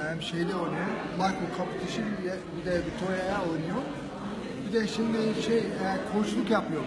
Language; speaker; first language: Turkish; early bilingual, heritage; Turkish